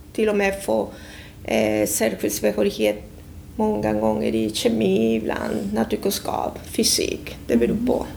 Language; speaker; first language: Swedish; non-native, fluent; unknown